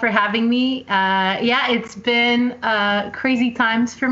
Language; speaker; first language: English; native; English